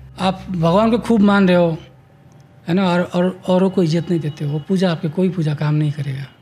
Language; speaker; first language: Hindi; non-native, local second language; Bhojpuri